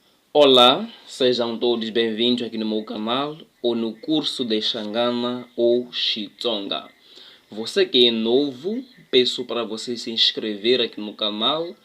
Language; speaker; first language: Portuguese; non-native, local second language; Tsonga